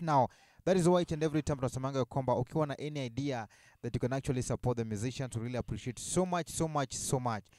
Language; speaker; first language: English; non-native, local second language; Luo (Kenya and Tanzania)